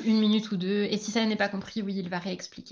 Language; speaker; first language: French; native; French